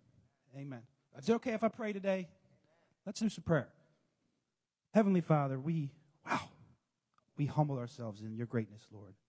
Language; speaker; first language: English; native; English